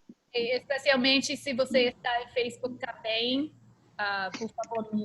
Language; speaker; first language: Portuguese; non-native, learner; English